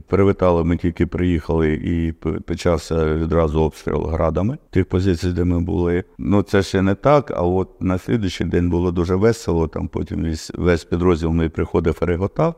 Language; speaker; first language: Ukrainian; non-native, local second language; Russian